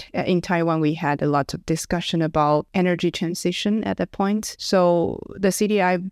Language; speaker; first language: English; non-native, fluent; Chinese